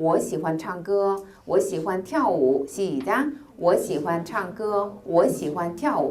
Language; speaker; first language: Chinese; non-native, fluent; Korean